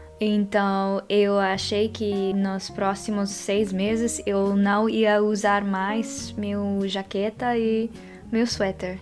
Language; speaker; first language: Portuguese; non-native, fluent; Dutch